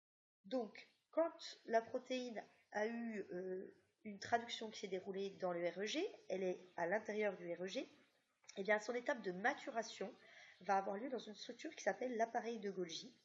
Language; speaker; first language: French; native; French